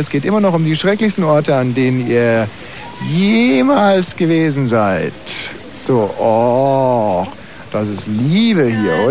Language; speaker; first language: German; native; German